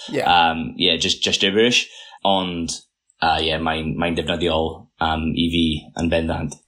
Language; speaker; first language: Welsh; non-native, local second language; English